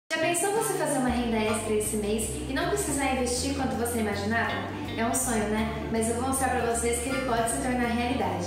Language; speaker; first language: Portuguese; native; Portuguese